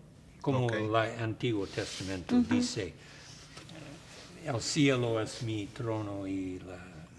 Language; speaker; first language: Spanish; non-native, learner; English